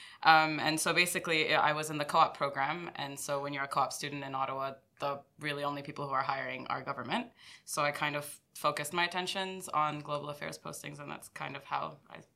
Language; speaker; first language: English; early bilingual, other home language; French